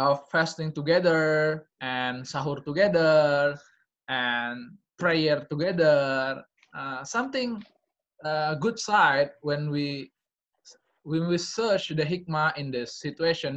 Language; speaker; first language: English; non-native, learner; Indonesian